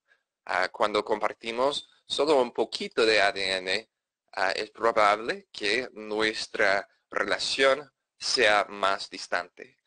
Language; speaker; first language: Spanish; non-native, fluent; English